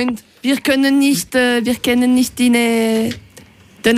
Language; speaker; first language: German; non-native, local second language; French